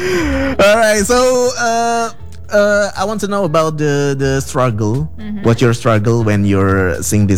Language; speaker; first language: English; non-native, learner; Indonesian